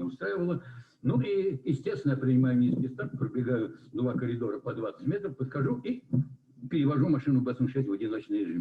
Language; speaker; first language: Russian; native; Russian